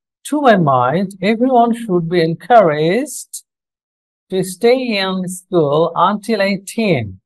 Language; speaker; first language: English; non-native, local second language; Bangla